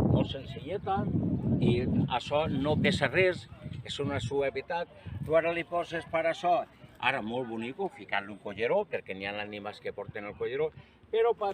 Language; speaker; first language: Catalan; native; Catalan